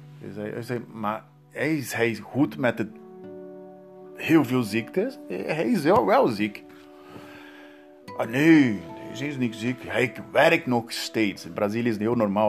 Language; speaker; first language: Dutch; non-native, learner; Portuguese